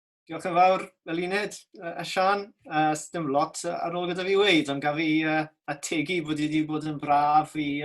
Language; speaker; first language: Welsh; native; Welsh